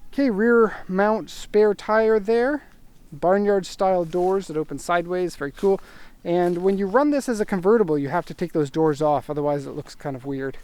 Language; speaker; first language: English; native; English